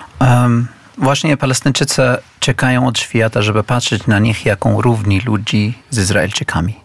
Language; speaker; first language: Polish; non-native, fluent; Arabic